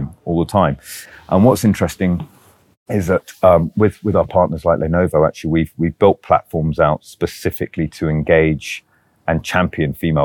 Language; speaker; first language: English; native; English